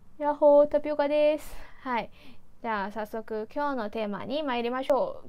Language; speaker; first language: Japanese; non-native, fluent; Chinese